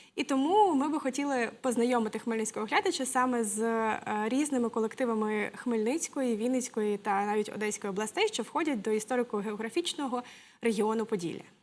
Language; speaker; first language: Ukrainian; native; Ukrainian